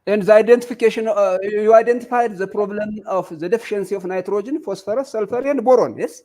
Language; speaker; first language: English; non-native, local second language; Amharic